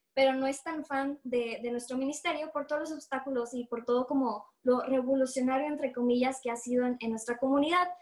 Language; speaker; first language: Spanish; native; Spanish